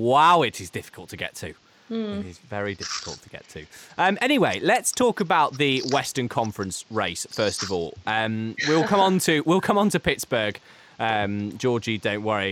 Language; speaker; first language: English; native; English